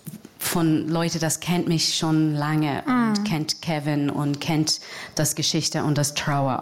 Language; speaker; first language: German; non-native, learner; English